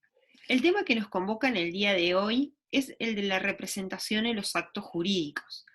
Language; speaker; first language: Spanish; native; Spanish